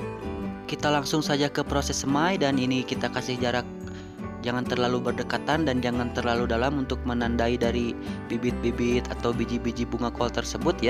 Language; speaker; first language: Indonesian; native; Indonesian